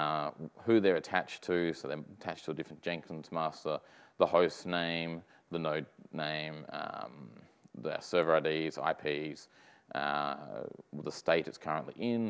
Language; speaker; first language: English; native; English